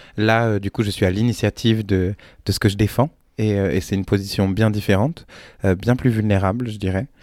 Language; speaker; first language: French; native; French